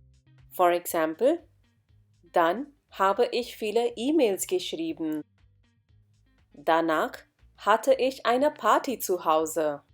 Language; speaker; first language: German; non-native, fluent; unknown